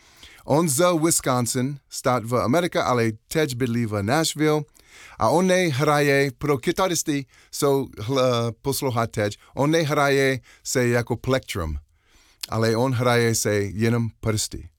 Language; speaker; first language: Czech; non-native, learner; English